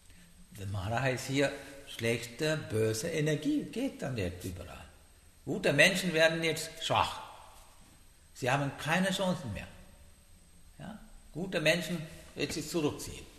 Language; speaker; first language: German; non-native, learner; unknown